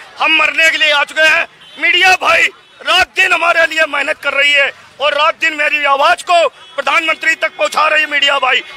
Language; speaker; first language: Hindi; native; Hindi